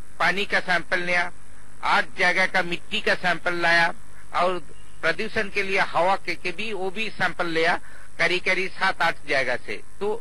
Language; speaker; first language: Hindi; non-native, local second language; Bangla